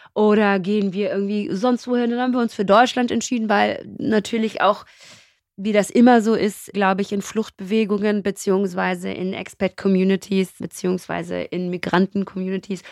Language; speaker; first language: German; native; German